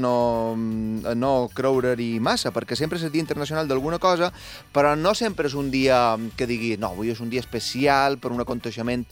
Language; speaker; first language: Catalan; native; Catalan